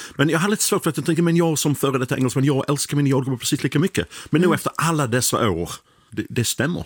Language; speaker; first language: Swedish; non-native, fluent; English